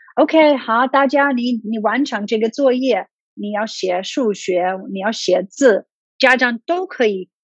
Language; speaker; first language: Chinese; non-native, fluent; English